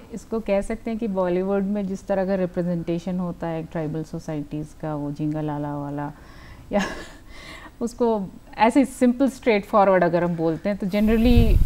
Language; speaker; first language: Hindi; native; Hindi